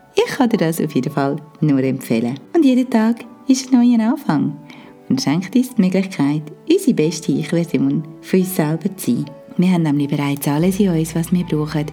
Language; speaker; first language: German; native; German